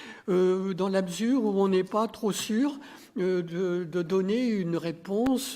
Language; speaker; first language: French; native; French